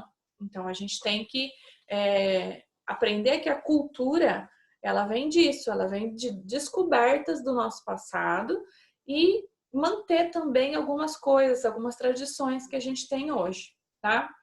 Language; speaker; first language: Portuguese; native; Portuguese